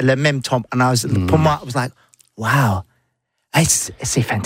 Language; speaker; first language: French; non-native, learner; English